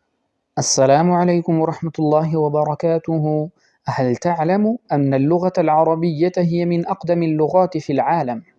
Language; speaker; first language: Arabic; non-native, fluent; Pashto